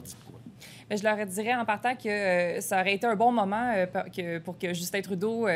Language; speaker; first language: French; native; French